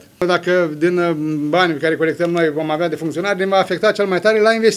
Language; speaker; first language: Romanian; native; Romanian